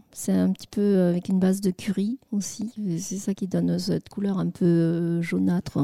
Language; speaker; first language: French; non-native, fluent; Vietnamese